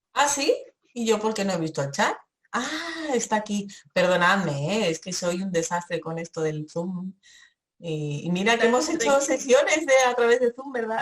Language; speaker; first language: Spanish; native; Spanish